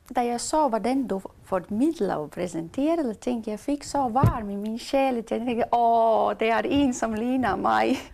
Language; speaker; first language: Danish; non-native, learner; Latvian